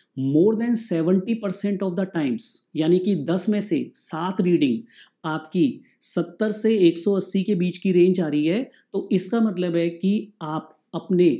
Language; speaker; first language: Hindi; native; Hindi